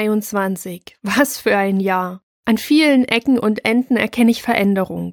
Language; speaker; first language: German; native; German